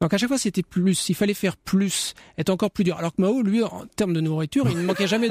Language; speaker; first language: French; native; French